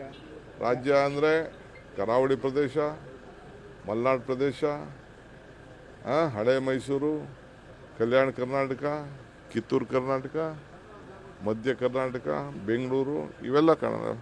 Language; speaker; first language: Kannada; native; Kannada